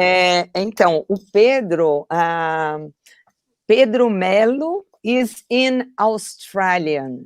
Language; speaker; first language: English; non-native, fluent; Portuguese